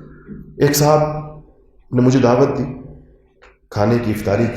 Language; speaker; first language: Urdu; native; Urdu